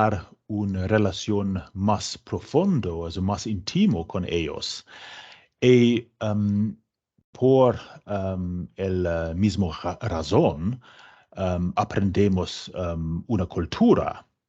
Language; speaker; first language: Spanish; non-native, fluent; English